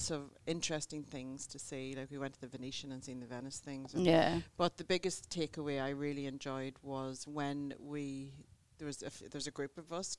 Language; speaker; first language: English; native; English